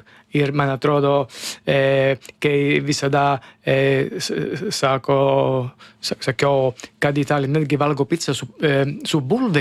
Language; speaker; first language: Lithuanian; non-native, learner; Italian